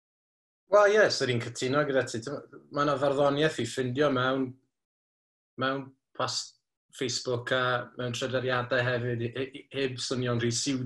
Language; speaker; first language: Welsh; native; Welsh